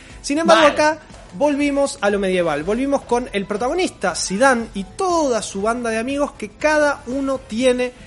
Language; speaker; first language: Spanish; native; Spanish